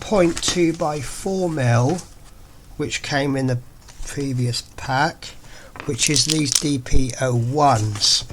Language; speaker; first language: English; native; English